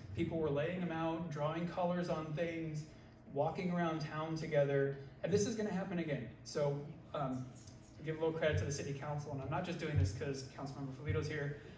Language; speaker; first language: English; native; English